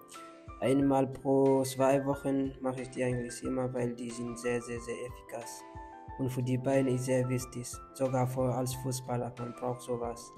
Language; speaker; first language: German; non-native, learner; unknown